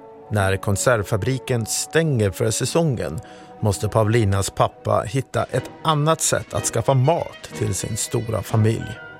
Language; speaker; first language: Swedish; native; Swedish